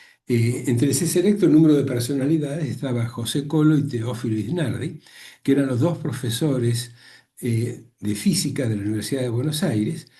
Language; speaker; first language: Spanish; native; Spanish